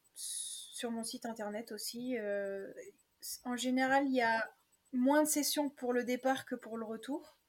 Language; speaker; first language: French; native; French